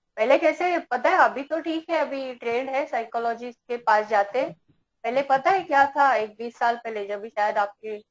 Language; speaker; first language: Hindi; native; Hindi